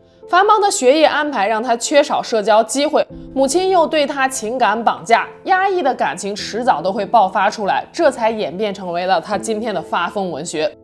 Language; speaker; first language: Chinese; native; Chinese